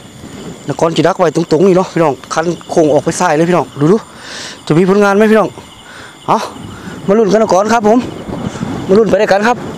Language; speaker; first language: Thai; non-native, local second language; Northeastern Thai